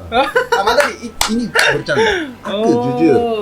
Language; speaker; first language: Indonesian; non-native, learner; Japanese